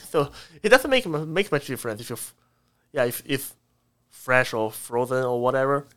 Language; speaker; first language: English; non-native, fluent; Chinese